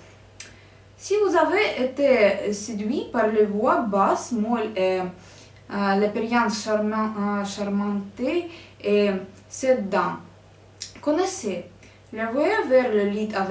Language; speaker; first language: French; non-native, learner; Russian